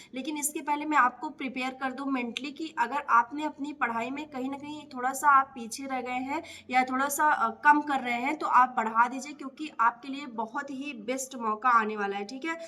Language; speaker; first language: Hindi; native; Hindi